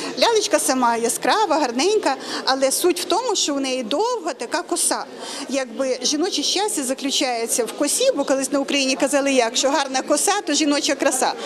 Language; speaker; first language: Ukrainian; native; Ukrainian